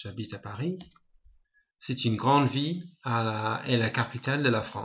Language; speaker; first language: French; non-native, fluent; English